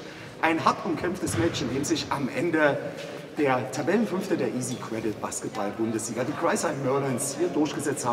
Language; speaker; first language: German; native; German